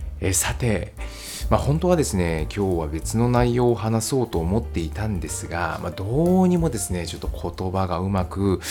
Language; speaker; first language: Japanese; native; Japanese